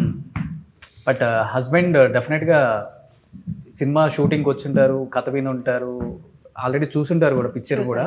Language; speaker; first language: Telugu; native; Telugu